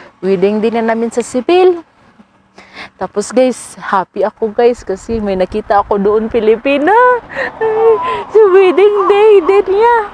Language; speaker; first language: Filipino; non-native, local second language; Cebuano